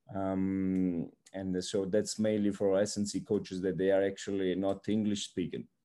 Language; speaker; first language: English; non-native, fluent; Italian